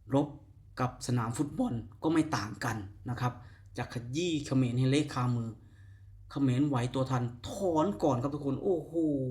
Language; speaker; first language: Thai; native; Thai